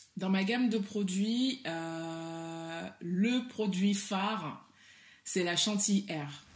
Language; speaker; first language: French; early bilingual, other home language; Soninke